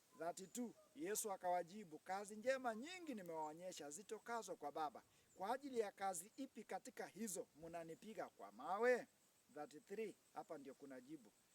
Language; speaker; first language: Swahili; non-native, local second language; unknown